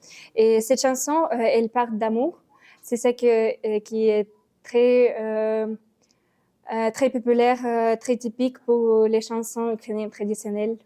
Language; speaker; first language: French; non-native, learner; Ukrainian